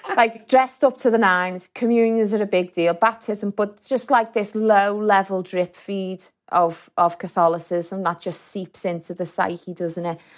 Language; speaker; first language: English; native; English